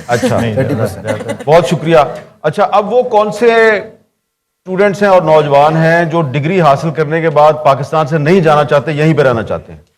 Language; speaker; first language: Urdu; native; Urdu